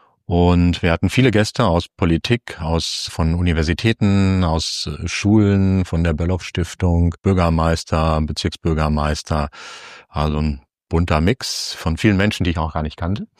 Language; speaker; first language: German; native; German